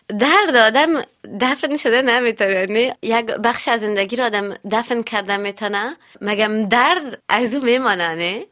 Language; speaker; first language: Persian; early bilingual, heritage; Persian